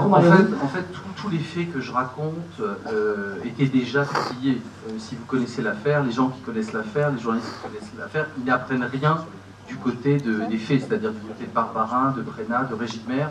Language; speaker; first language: French; native; French